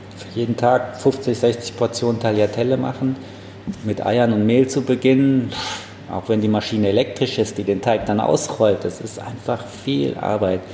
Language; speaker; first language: German; native; German